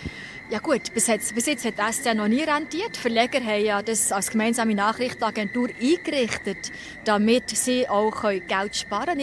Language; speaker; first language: German; native; German